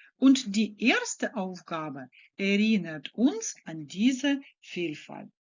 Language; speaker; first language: German; non-native, fluent; Ukrainian